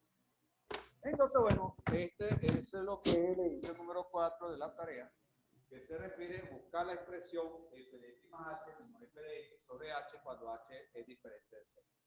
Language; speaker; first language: Spanish; native; Spanish